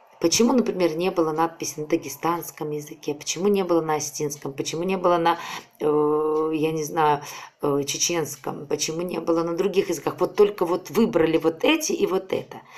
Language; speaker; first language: Russian; native; Russian